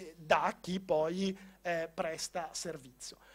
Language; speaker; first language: Italian; native; Italian